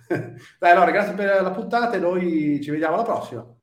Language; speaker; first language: Italian; native; Italian